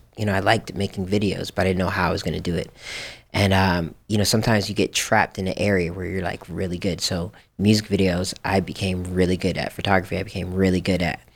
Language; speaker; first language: English; early bilingual, other home language; Japanese